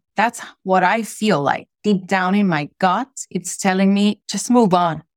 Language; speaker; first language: English; non-native, fluent; Spanish